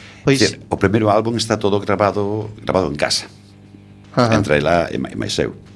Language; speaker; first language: Galician; non-native, local second language; Spanish